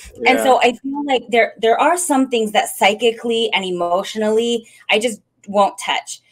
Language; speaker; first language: English; native; English